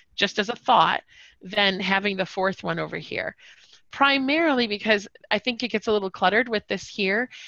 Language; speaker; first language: English; native; English